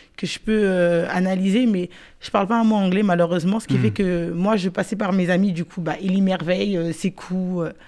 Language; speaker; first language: French; native; French